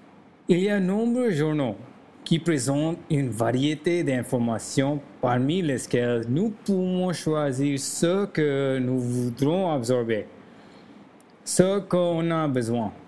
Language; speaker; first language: French; non-native, learner; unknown